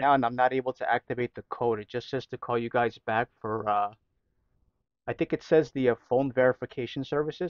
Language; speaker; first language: English; native; English